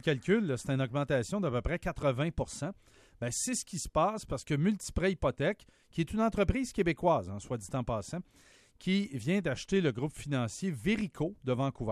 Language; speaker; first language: French; native; French